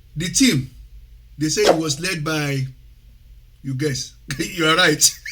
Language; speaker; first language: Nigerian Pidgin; non-native, local second language; Yoruba